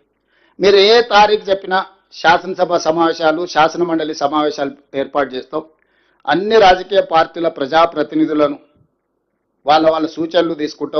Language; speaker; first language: Telugu; native; Telugu